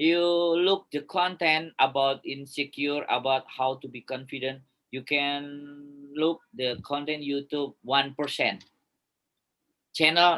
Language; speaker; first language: English; non-native, learner; Indonesian